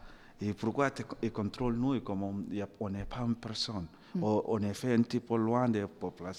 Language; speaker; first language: French; non-native, learner; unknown